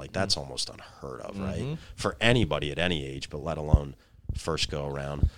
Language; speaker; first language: English; native; English